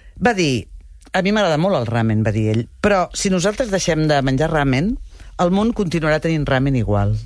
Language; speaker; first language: Catalan; native; Catalan